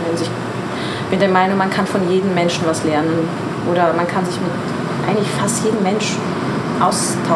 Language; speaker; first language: German; non-native, fluent; Persian